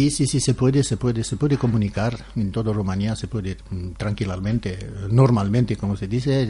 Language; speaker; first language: Spanish; non-native, learner; Romanian